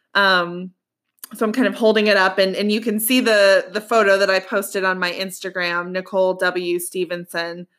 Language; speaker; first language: English; native; English